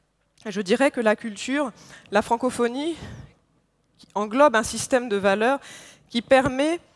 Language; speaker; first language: French; non-native, local second language; Haitian Creole